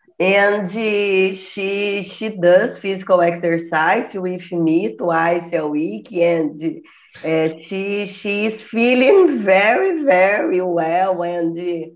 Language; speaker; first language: English; non-native, learner; Portuguese